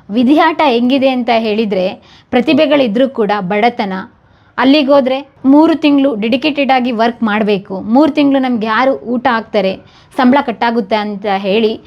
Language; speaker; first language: Kannada; native; Kannada